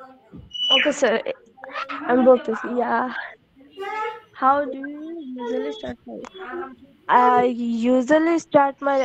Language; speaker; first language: English; non-native, learner; Bangla